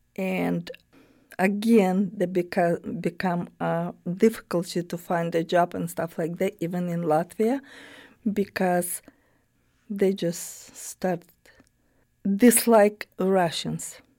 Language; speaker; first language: English; non-native, learner; Ukrainian